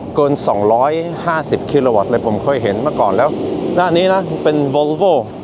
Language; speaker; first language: Thai; native; Thai